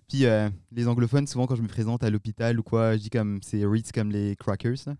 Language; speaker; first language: French; non-native, local second language; Malagasy